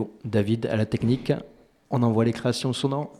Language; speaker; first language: French; native; French